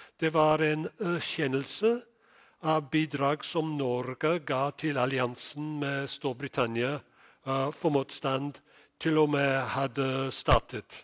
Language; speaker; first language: Norwegian; non-native, fluent; English